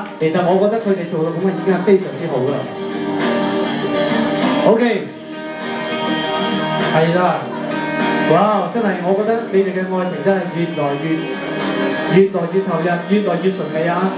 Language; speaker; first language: Cantonese; native; Cantonese